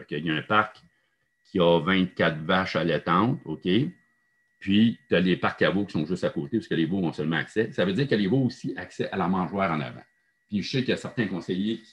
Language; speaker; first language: French; native; French